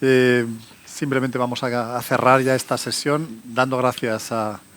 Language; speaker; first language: Spanish; native; Spanish